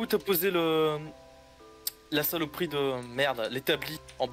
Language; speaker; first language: French; native; French